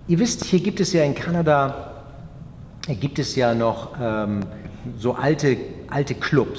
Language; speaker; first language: German; native; German